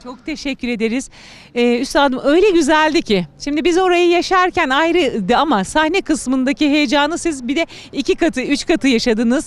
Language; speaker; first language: Turkish; native; Turkish